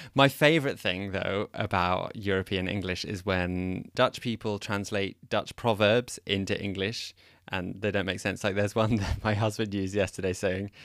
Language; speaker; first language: English; native; English